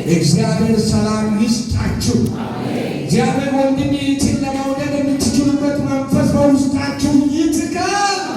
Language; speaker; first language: Amharic; non-native, local second language; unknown